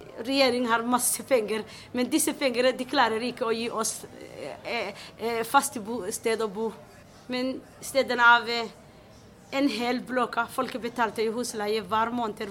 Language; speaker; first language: Norwegian; non-native, fluent; Somali